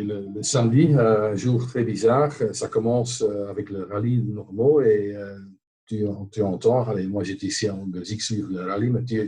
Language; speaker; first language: French; non-native, local second language; Dutch